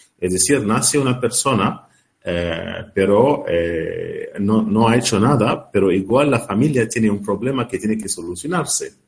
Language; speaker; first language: Spanish; non-native, learner; Arabic